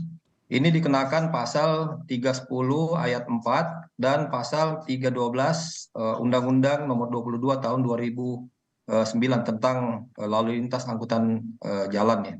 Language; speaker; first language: Indonesian; native; Indonesian